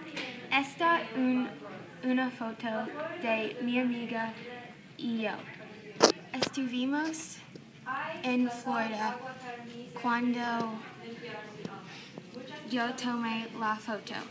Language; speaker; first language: Spanish; non-native, learner; English